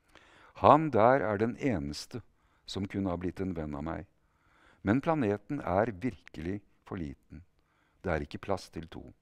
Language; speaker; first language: Norwegian; native; Norwegian